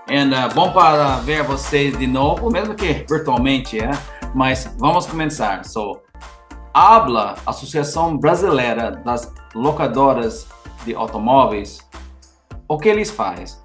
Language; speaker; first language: Portuguese; non-native, learner; English